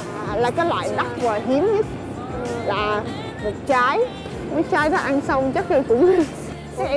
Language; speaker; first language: Vietnamese; native; Vietnamese